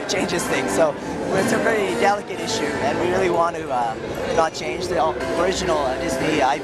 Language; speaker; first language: English; non-native, fluent; Japanese